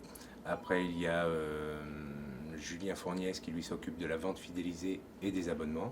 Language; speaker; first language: French; native; French